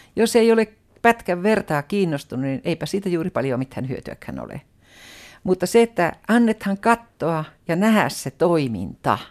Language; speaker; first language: Finnish; native; Finnish